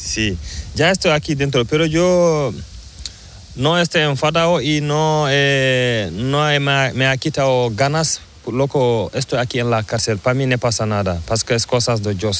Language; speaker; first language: Spanish; non-native, learner; Fula